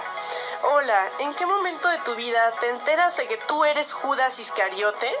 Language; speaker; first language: Spanish; native; Spanish